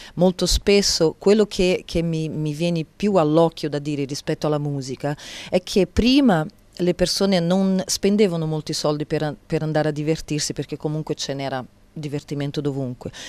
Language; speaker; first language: Italian; non-native, fluent; Portuguese